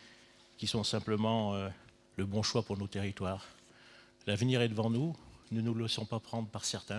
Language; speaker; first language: French; native; French